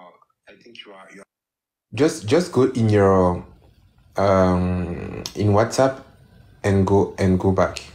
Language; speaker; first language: English; non-native, learner; French